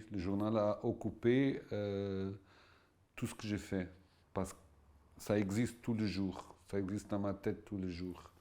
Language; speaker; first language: French; non-native, fluent; Portuguese